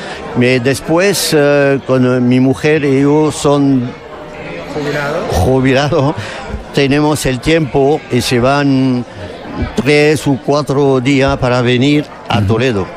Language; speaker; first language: Spanish; non-native, learner; French